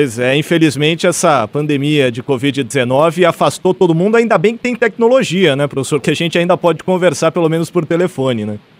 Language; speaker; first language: Portuguese; native; Portuguese